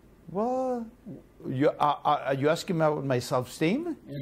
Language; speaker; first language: English; non-native, fluent; Spanish